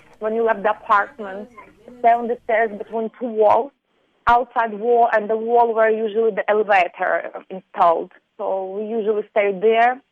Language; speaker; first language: English; non-native, fluent; Ukrainian